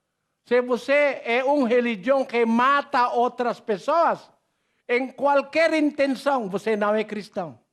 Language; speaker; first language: Portuguese; non-native, learner; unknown